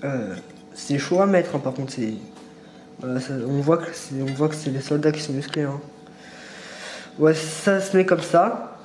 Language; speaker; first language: French; native; French